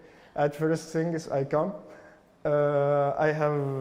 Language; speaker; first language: English; non-native, learner; Arabic